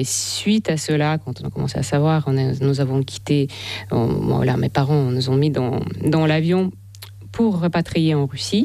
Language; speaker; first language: French; non-native, fluent; Russian